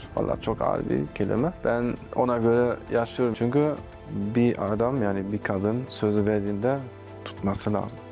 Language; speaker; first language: Turkish; non-native, fluent; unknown